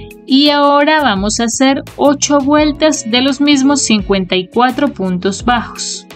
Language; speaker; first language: Spanish; native; Spanish